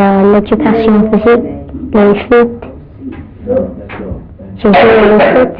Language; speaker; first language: French; non-native, learner; English